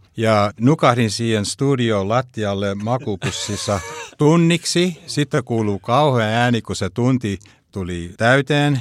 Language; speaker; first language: Finnish; early bilingual, heritage; Finnish